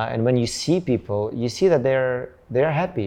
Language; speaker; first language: English; non-native, fluent; Russian